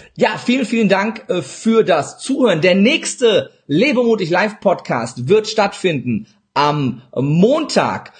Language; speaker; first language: German; early bilingual, other home language; Turkish